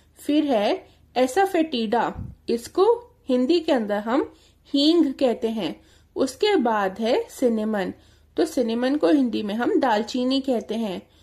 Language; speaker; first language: Hindi; native; Hindi